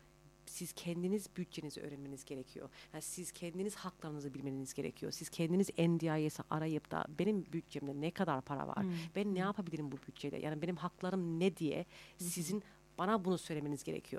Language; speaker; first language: Turkish; early bilingual, heritage; Turkish